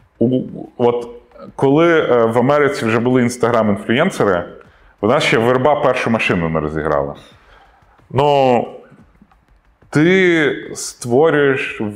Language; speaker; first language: Ukrainian; non-native, local second language; Russian